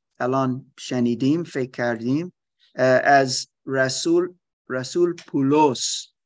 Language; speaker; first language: Persian; non-native, learner; German